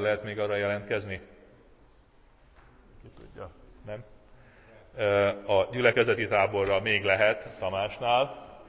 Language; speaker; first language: Hungarian; native; Hungarian